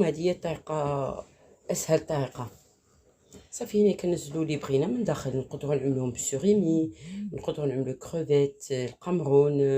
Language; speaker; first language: Arabic; native; Arabic